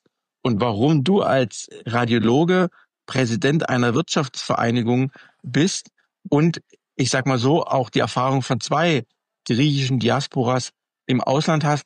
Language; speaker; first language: German; native; German